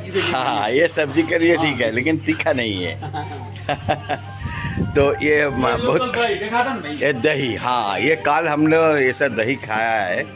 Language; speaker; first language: Hindi; non-native, local second language; Bangla